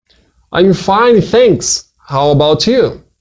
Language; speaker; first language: English; non-native, fluent; Portuguese